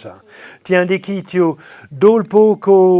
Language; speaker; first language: Nepali; non-native, fluent; French